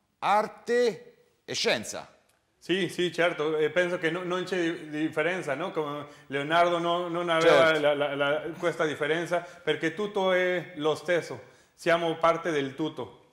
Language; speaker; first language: Italian; non-native, learner; Spanish